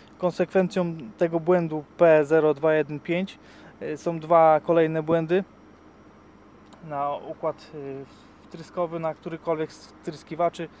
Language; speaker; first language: Polish; native; Polish